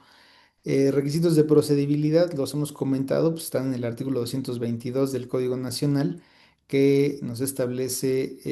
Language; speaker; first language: Spanish; native; Spanish